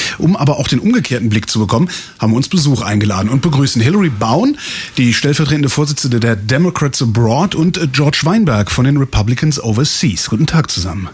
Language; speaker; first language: German; native; German